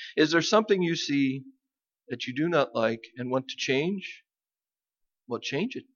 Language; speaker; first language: English; native; English